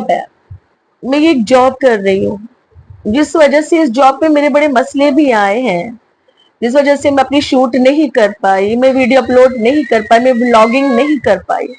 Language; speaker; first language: Urdu; native; Urdu